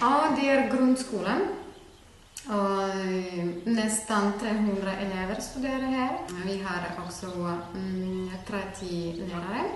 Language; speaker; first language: Swedish; non-native, fluent; Ukrainian